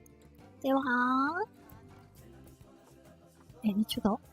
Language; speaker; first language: Japanese; non-native, learner; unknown